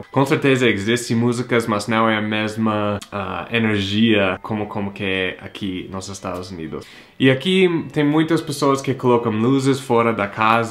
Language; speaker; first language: Portuguese; non-native, fluent; English